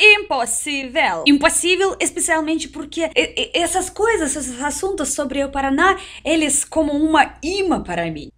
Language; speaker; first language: Portuguese; non-native, learner; Russian